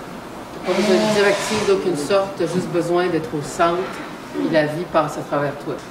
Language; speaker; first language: French; native; French